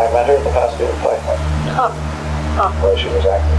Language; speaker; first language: English; native; English